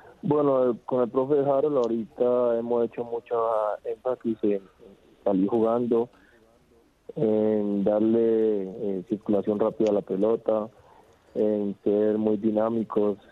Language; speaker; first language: Spanish; native; Spanish